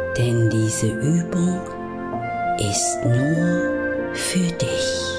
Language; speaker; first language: German; native; German